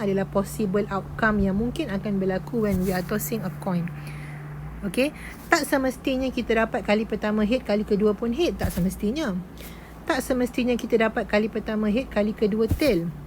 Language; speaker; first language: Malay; native; Malay